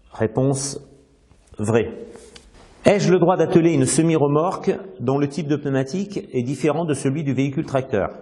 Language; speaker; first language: French; native; French